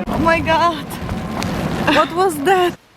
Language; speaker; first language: English; non-native, learner; Czech